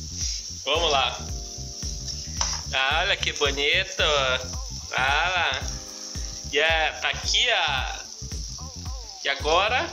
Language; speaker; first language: Portuguese; native; Portuguese